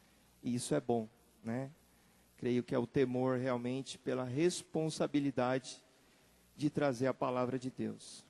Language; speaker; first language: Portuguese; native; Portuguese